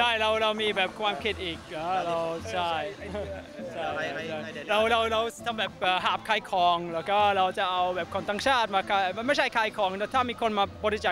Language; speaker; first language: Thai; early bilingual, heritage; Thai